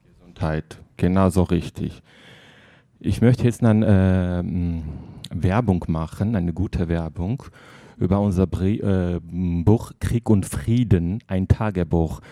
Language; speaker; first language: German; non-native, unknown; Armenian